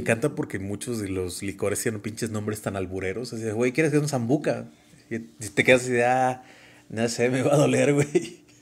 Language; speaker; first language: Spanish; native; Spanish